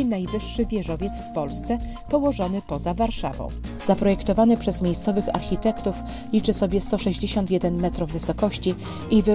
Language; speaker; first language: Polish; native; Polish